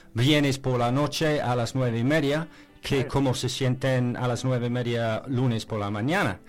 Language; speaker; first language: Spanish; non-native, learner; English